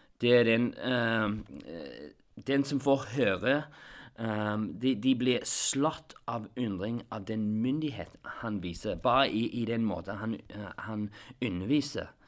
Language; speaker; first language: Norwegian; non-native, fluent; English